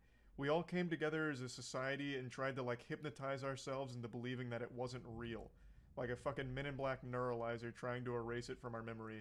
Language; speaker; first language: English; native; English